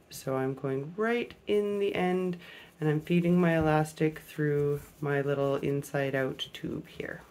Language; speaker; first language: English; native; English